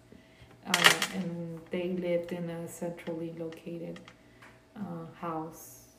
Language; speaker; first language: English; early bilingual, other home language; Spanish